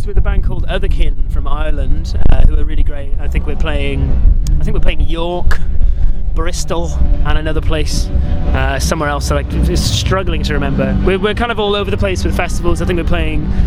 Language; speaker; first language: English; native; English